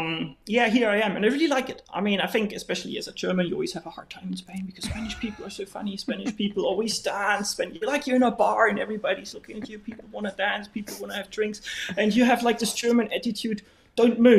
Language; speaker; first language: English; non-native, fluent; German